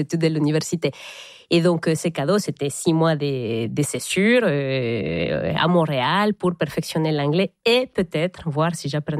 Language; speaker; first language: French; non-native, fluent; Spanish